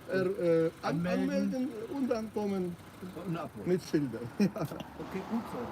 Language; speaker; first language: German; non-native, learner; Ukrainian